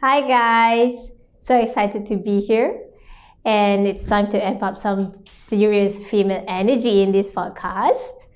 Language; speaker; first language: English; non-native, local second language; Malay